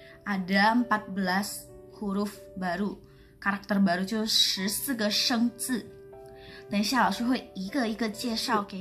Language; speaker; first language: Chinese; non-native, fluent; Indonesian